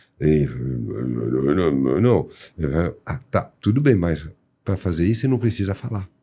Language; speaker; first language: Portuguese; non-native, fluent; French